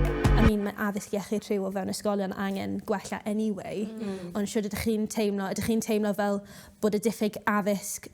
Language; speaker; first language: Welsh; native; Welsh